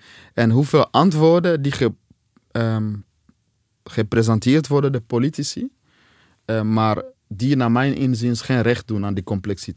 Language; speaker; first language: Dutch; non-native, fluent; Swahili